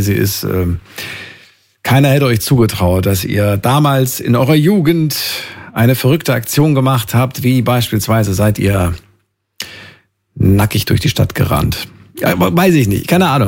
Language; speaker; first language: German; native; German